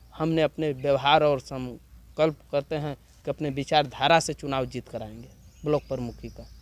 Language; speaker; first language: Hindi; non-native, local second language; Bhojpuri